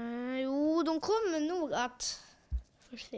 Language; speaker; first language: Swedish; native; Swedish